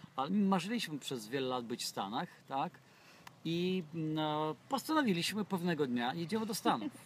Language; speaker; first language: Polish; non-native, fluent; Russian